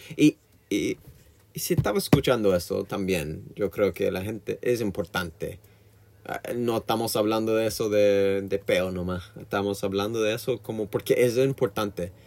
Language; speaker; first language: Spanish; non-native, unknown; English